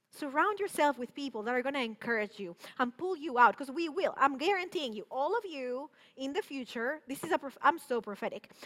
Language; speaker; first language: English; non-native, fluent; Spanish